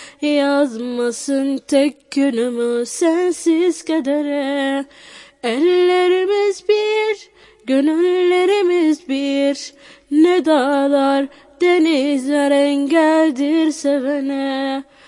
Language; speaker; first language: Turkish; non-native, fluent; Somali